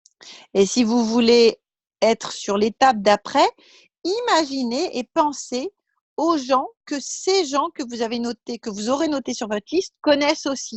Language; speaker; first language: French; native; French